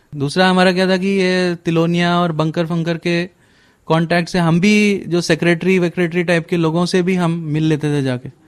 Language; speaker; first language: Hindi; native; Hindi